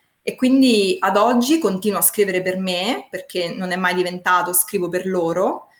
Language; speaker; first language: Italian; native; Italian